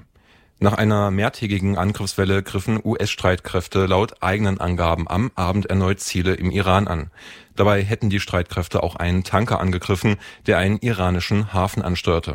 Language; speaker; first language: German; native; German